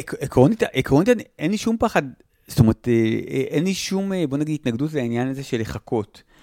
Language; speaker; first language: Hebrew; native; Hebrew